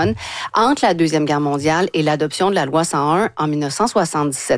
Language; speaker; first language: French; native; French